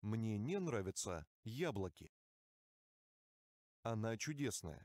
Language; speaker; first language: Russian; non-native, learner; English